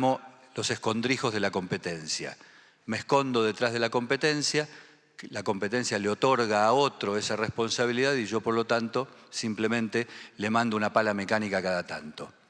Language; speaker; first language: Spanish; native; Spanish